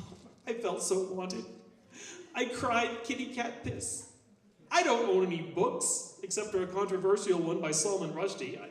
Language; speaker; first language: English; native; English